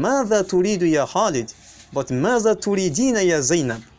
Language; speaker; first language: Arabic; non-native, fluent; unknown